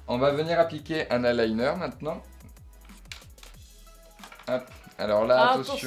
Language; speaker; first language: French; native; French